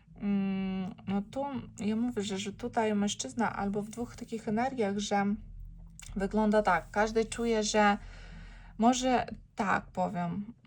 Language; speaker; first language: Polish; non-native, learner; Ukrainian